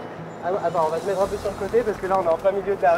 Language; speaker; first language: French; native; French